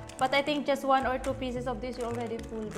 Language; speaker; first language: English; non-native, local second language; Filipino